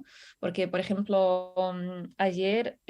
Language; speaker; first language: Spanish; non-native, fluent; Russian